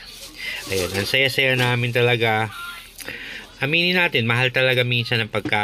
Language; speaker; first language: Filipino; native; Filipino